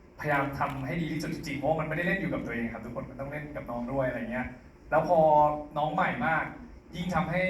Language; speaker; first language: Thai; native; Thai